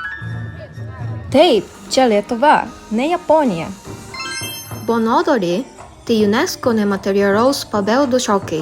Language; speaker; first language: Lithuanian; non-native, learner; Japanese